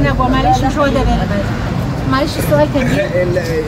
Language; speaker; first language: Arabic; native; Arabic